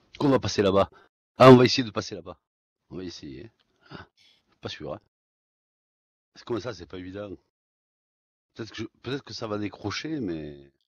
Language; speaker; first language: French; native; French